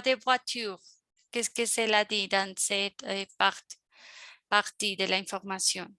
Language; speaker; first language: French; non-native, fluent; Spanish